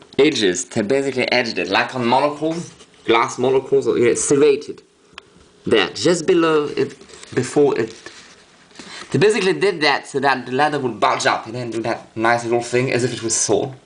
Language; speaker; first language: English; non-native, fluent; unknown